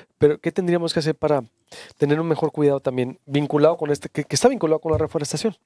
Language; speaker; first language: Spanish; native; Spanish